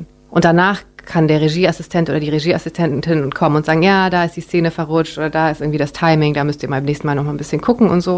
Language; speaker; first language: German; native; German